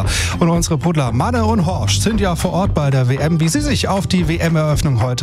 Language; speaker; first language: German; native; German